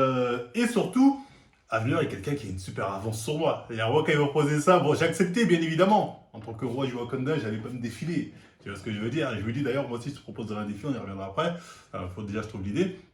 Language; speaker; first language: French; native; French